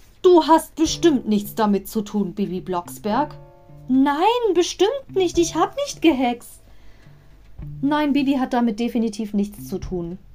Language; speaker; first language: German; native; German